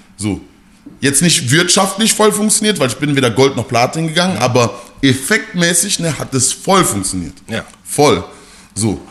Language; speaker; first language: German; native; German